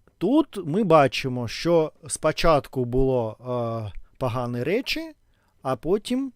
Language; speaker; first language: Ukrainian; non-native, local second language; Russian